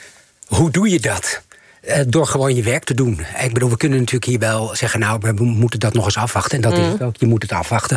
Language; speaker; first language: Dutch; native; Dutch